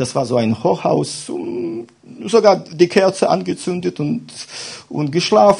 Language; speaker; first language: German; non-native, fluent; Russian